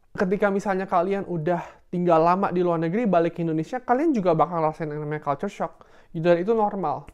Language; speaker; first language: Indonesian; native; Indonesian